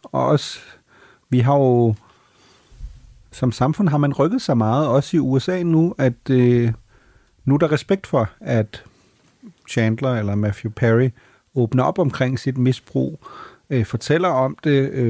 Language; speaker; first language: Danish; non-native, fluent; German